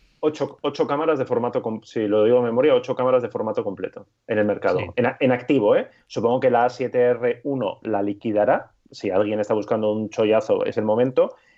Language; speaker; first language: Spanish; native; Spanish